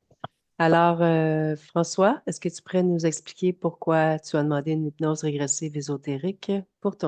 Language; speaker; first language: French; native; French